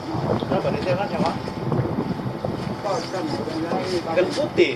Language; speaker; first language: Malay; non-native, local second language; Chinese